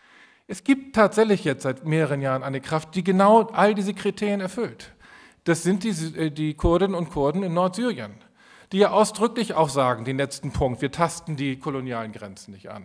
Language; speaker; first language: German; native; German